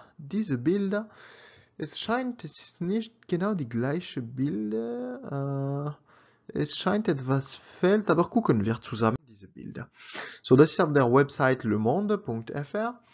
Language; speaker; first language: German; non-native, learner; French